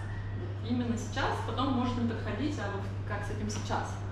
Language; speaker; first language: Russian; native; Russian